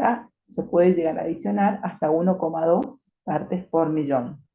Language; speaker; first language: Spanish; native; Spanish